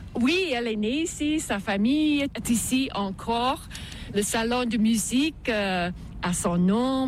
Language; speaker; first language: French; non-native, learner; English